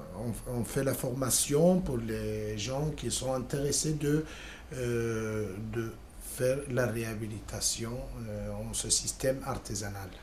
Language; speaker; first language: French; non-native, learner; Spanish